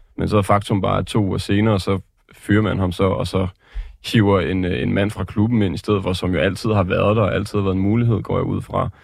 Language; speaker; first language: Danish; native; Danish